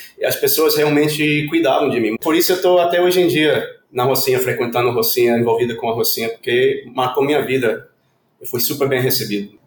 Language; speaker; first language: Portuguese; non-native, fluent; Spanish